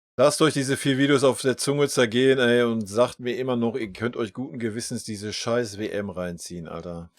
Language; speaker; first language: German; native; German